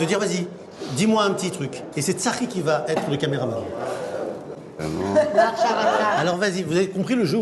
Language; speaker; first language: French; native; French